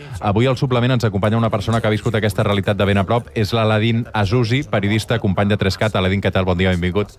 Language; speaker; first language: Catalan; native; Catalan